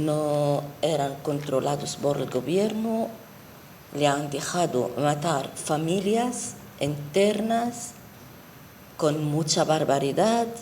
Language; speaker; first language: Spanish; non-native, fluent; Arabic